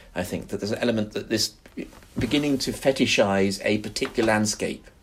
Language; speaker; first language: English; native; English